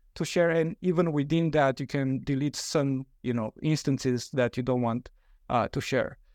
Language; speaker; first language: English; non-native, fluent; Romanian